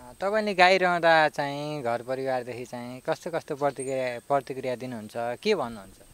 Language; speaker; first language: Nepali; native; Nepali